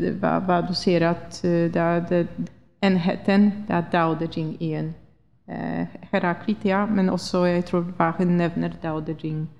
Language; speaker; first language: Norwegian; non-native, fluent; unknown